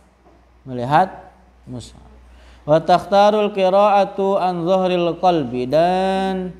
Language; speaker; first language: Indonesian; native; Indonesian